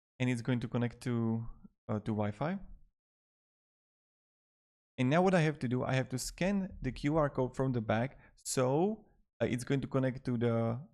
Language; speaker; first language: English; non-native, fluent; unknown